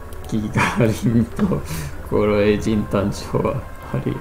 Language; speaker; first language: Japanese; non-native, learner; English